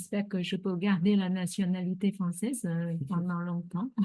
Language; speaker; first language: French; non-native, fluent; Vietnamese